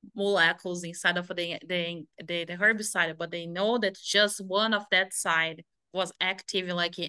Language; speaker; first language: English; non-native, fluent; Portuguese